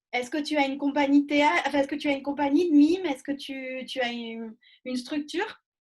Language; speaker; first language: French; native; French